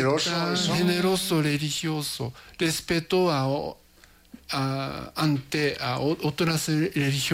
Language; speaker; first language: Spanish; non-native, learner; Japanese